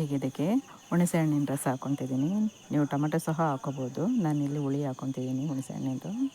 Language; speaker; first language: Kannada; non-native, local second language; Tulu